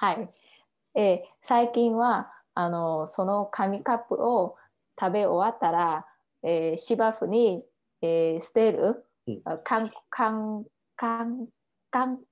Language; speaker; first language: Japanese; non-native, learner; Vietnamese